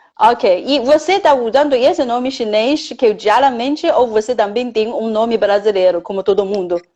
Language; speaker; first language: Portuguese; non-native, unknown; Chinese